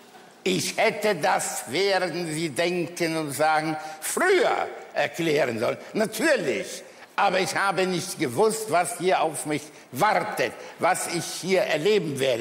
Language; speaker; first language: German; early bilingual, other home language; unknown